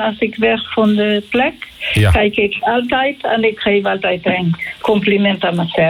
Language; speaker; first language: Dutch; non-native, learner; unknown